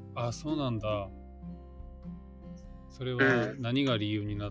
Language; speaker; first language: Japanese; native; Japanese